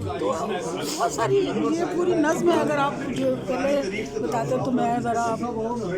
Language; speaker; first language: Urdu; non-native, local second language; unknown